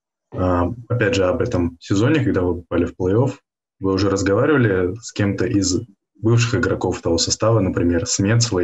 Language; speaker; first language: Russian; native; Russian